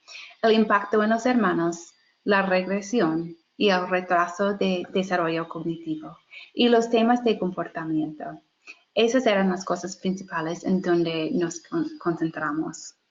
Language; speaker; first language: Spanish; non-native, fluent; English